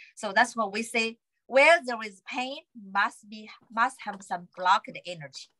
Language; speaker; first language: English; non-native, fluent; Chinese